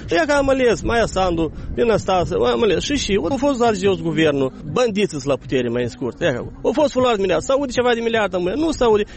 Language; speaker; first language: Romanian; native; Romanian